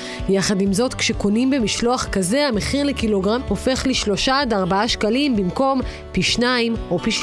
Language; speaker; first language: Hebrew; native; Hebrew